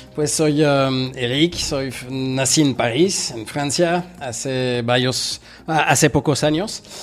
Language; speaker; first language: Spanish; non-native, fluent; French